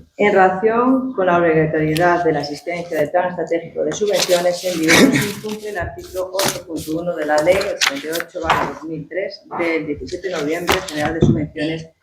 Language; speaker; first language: Spanish; non-native, local second language; Galician